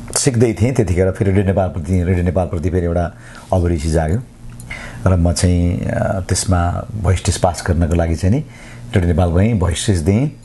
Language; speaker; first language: Nepali; native; Nepali